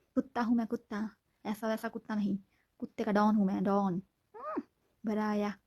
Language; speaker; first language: Hindi; non-native, local second language; Bangla